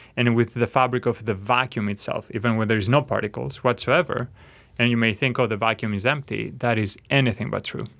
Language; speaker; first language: English; non-native, fluent; Greek